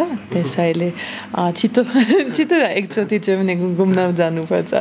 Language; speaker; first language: Nepali; non-native, learner; German